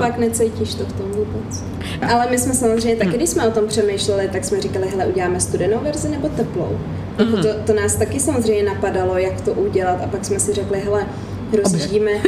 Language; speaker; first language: Czech; native; Czech